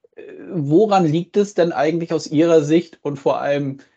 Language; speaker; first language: German; native; German